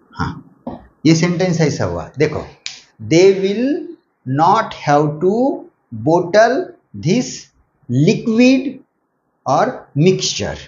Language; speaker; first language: Hindi; non-native, local second language; Marathi